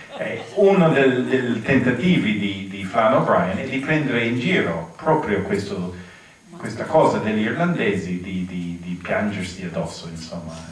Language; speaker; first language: Italian; non-native, fluent; English